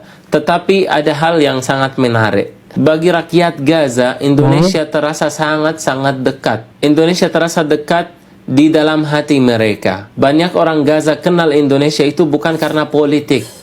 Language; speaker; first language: Indonesian; non-native, fluent; Arabic